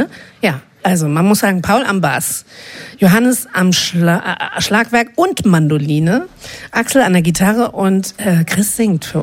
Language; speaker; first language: German; native; German